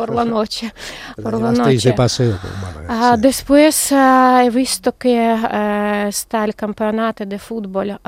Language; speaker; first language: Spanish; non-native, learner; Ukrainian